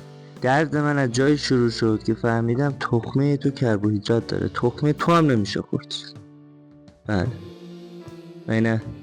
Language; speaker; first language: Persian; native; Persian